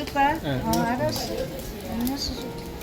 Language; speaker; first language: Korean; non-native, learner; Japanese